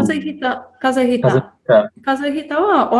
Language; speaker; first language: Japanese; non-native, learner; Tatar